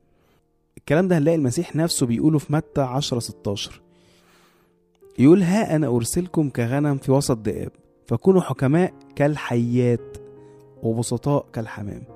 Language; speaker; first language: Arabic; native; Arabic